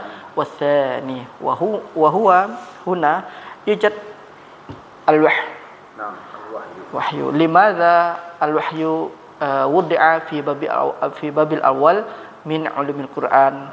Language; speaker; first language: Arabic; non-native, fluent; Malay